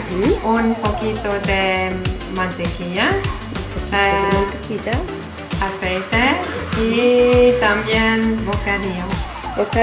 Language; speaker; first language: Spanish; non-native, learner; German